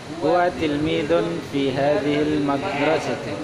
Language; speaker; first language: Arabic; non-native, learner; Indonesian